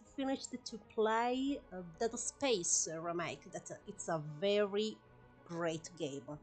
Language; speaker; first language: English; non-native, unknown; Italian